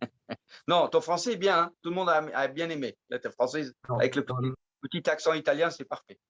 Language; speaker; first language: French; native; French